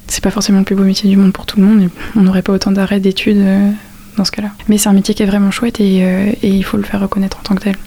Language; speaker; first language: French; native; French